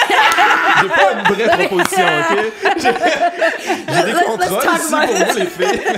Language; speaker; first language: French; native; French